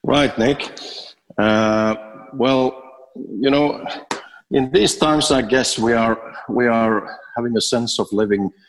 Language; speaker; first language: English; non-native, fluent; Finnish